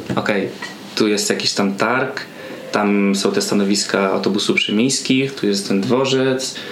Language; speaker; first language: Polish; native; Polish